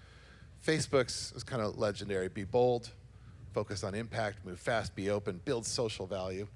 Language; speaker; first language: English; native; English